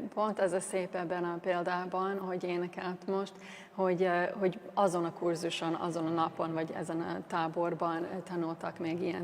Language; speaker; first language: Hungarian; early bilingual, heritage; English